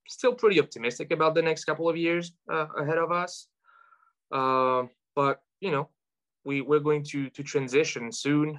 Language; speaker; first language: English; non-native, fluent; French